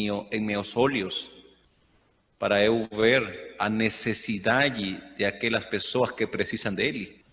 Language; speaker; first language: Portuguese; non-native, fluent; Spanish